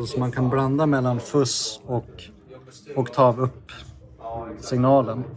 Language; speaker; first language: Swedish; native; Swedish